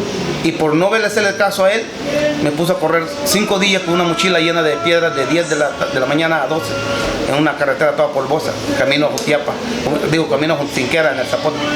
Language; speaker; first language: Spanish; native; Spanish